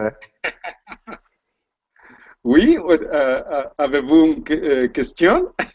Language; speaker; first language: French; non-native, learner; Spanish